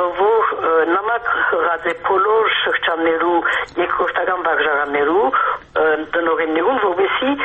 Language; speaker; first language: Armenian; early bilingual, heritage; Armenian